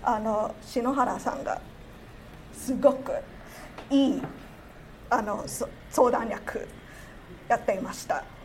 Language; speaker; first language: Japanese; non-native, fluent; Cantonese